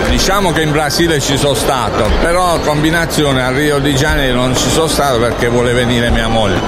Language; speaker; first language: Italian; native; Italian